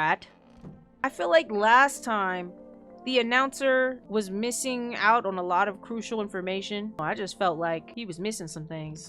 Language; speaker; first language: English; native; English